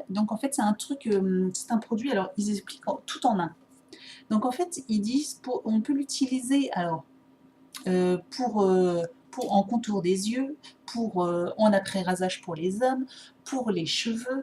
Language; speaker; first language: French; native; French